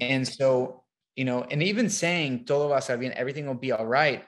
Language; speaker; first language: English; native; English